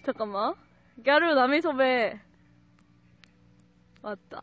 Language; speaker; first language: Korean; non-native, fluent; Japanese